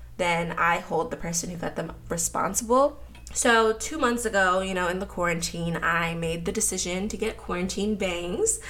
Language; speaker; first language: English; native; English